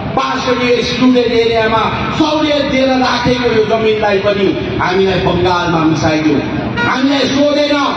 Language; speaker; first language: Nepali; native; Nepali